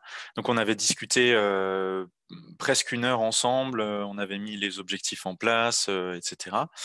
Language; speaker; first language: French; native; French